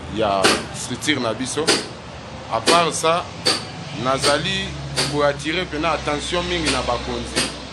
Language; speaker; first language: Lingala; non-native, local second language; Mongo